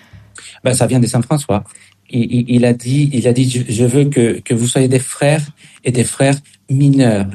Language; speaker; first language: French; non-native, fluent; Spanish